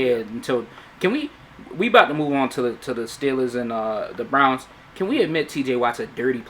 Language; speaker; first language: English; native; English